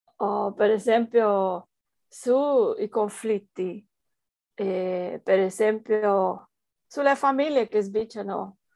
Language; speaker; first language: Italian; non-native, fluent; Spanish